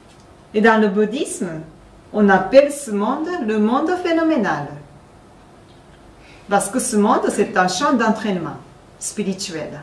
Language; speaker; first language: French; non-native, fluent; Japanese